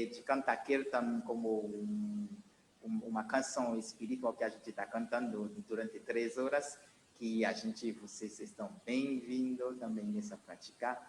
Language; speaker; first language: Portuguese; non-native, learner; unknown